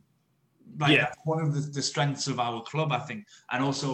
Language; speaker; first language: English; native; English